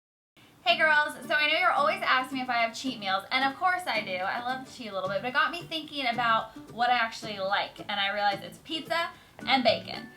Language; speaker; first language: English; native; English